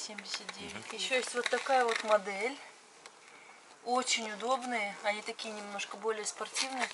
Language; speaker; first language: Russian; native; Russian